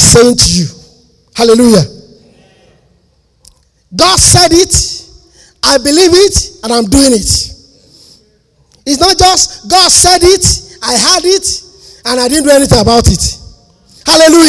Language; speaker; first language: English; non-native, local second language; Yoruba